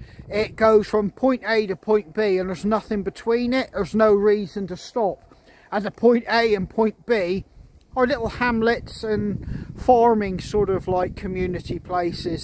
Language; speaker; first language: English; native; English